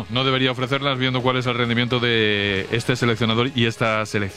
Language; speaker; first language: Spanish; native; Spanish